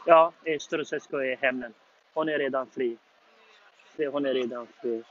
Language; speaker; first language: Swedish; non-native, learner; Uyghur